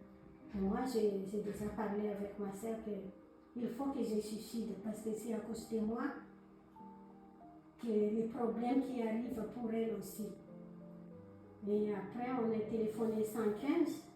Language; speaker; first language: French; non-native, learner; Malagasy